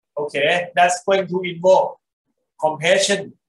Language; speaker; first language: English; non-native, fluent; Thai